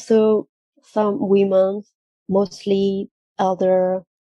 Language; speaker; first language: English; non-native, fluent; Burmese